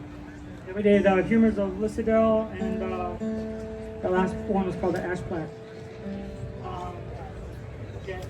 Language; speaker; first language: English; native; English